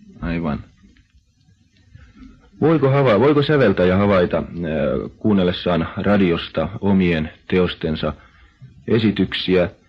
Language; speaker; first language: Finnish; native; Finnish